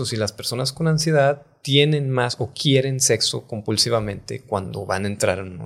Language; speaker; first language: Spanish; native; Spanish